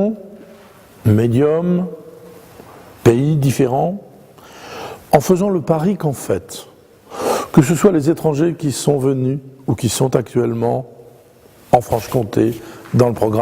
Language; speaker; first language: French; native; French